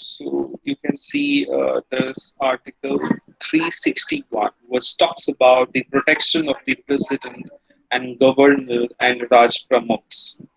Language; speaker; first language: English; non-native, local second language; Hindi